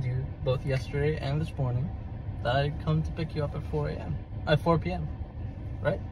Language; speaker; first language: English; native; English